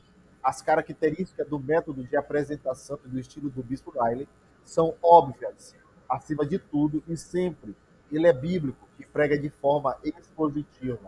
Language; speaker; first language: Portuguese; native; Portuguese